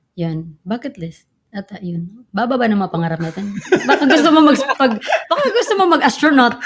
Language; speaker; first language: Filipino; non-native, local second language; Cebuano